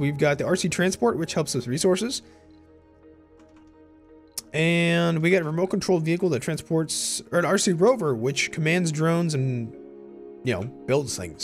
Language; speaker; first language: English; native; English